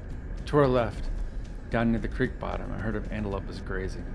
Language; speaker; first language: English; native; English